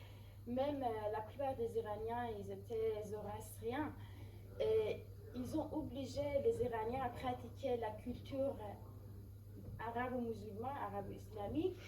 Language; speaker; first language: French; non-native, fluent; Persian